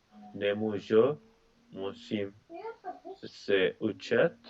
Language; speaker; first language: Czech; non-native, learner; English